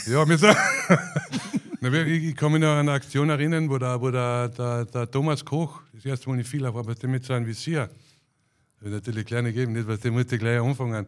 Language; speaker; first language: German; native; German